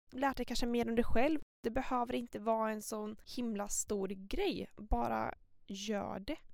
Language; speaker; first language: Swedish; early bilingual, other home language; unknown